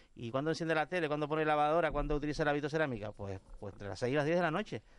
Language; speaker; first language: Spanish; native; Spanish